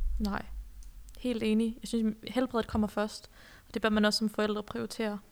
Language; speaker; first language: Danish; early bilingual, other home language; Persian